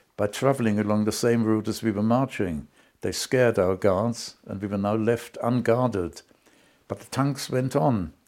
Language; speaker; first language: English; non-native, fluent; German